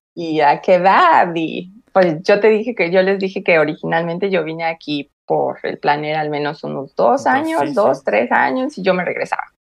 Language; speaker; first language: Spanish; native; Spanish